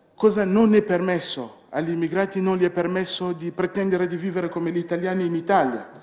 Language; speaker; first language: Italian; non-native, fluent; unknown